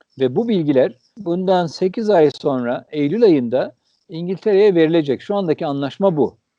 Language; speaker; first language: Turkish; early bilingual, heritage; Turkish